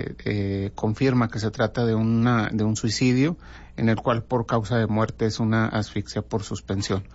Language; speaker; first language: Spanish; native; Spanish